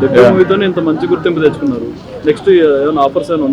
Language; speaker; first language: Telugu; native; Telugu